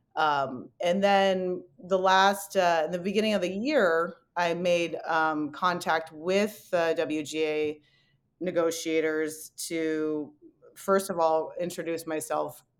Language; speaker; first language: English; native; English